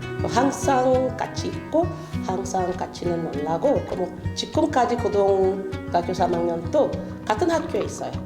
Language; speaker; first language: Korean; non-native, learner; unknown